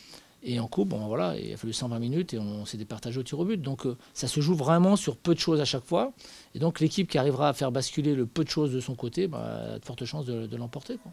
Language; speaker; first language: French; native; French